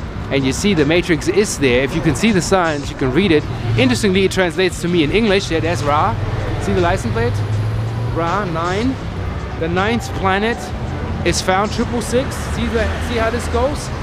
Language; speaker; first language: English; non-native, fluent; German